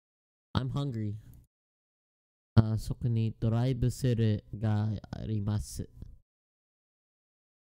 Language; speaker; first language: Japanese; non-native, learner; English